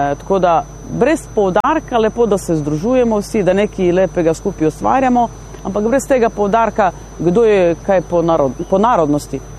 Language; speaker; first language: Slovenian; non-native, local second language; Romany